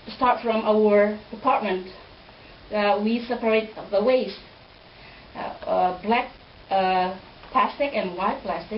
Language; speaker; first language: English; non-native, fluent; Indonesian